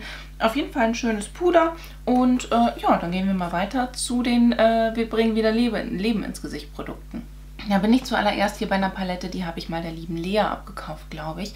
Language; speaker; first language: German; native; German